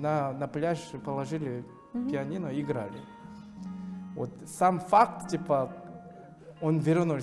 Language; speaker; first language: Russian; non-native, fluent; Korean